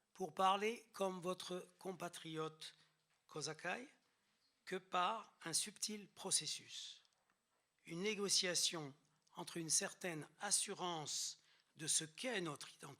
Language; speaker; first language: French; native; French